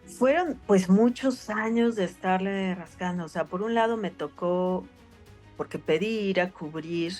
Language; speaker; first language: Spanish; native; Spanish